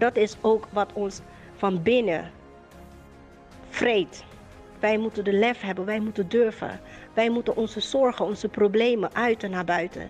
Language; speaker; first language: Dutch; native; Dutch